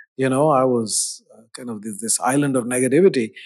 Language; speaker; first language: English; non-native, local second language; Hindi